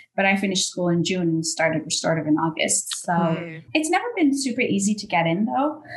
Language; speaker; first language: English; native; English